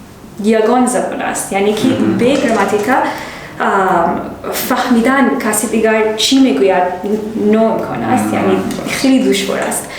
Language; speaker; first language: Persian; non-native, learner; English